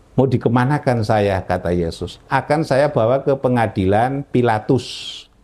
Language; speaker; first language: Indonesian; non-native, local second language; Javanese